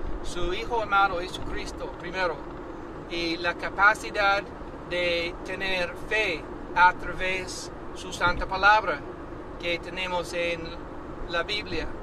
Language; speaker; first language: Spanish; non-native, learner; English